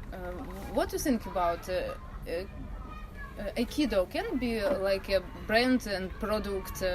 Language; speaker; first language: English; non-native, learner; Russian